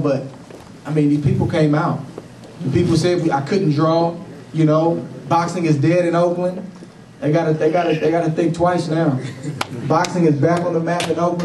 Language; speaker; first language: English; native; English